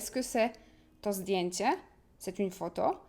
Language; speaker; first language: French; non-native, fluent; Polish